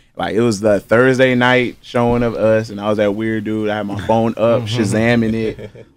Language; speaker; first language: English; native; English